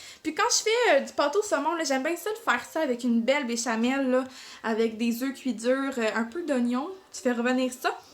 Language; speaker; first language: French; native; French